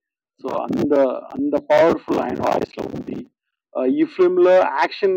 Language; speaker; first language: Telugu; non-native, local second language; Tamil